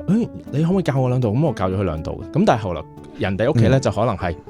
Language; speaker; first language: Cantonese; native; Cantonese